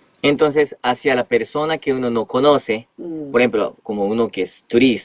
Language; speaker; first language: Spanish; non-native, fluent; Japanese